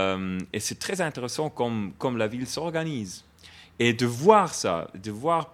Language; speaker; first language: French; non-native, fluent; German